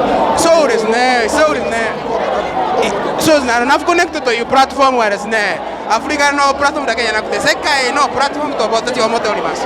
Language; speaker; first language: Japanese; non-native, fluent; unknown